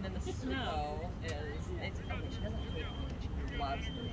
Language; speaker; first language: English; native; English